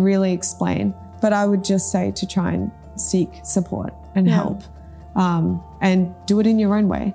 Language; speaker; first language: English; early bilingual, other home language; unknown